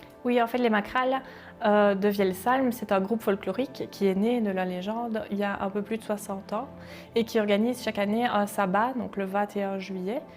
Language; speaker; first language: French; native; French